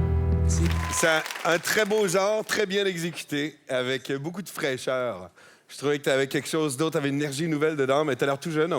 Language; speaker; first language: French; native; French